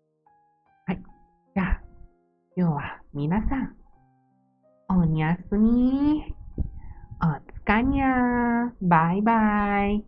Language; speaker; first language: Japanese; non-native, learner; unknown